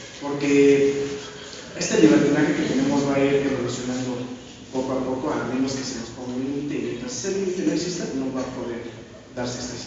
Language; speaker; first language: Spanish; native; Spanish